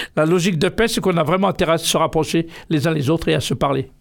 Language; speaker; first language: French; native; French